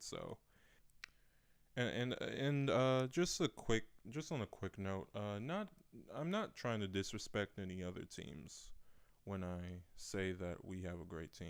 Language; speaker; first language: English; native; English